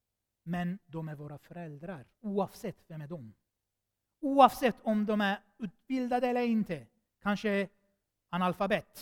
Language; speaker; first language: Swedish; non-native, fluent; Armenian